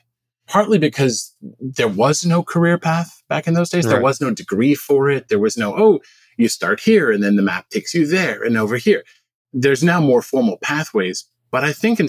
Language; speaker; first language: English; native; English